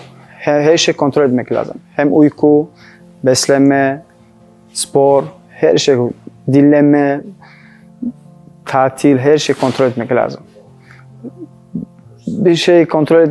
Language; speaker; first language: Turkish; non-native, learner; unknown